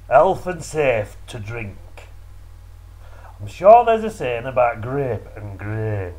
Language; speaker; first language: English; native; English